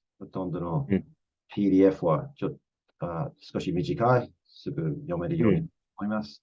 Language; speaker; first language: Japanese; non-native, fluent; English